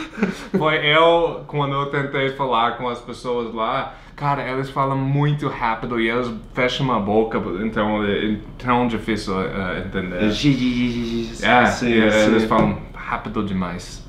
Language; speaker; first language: Portuguese; non-native, fluent; English